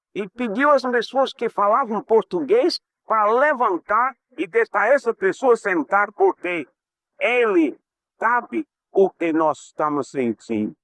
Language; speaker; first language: Portuguese; non-native, fluent; English